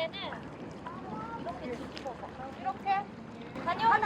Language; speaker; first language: Korean; native; Korean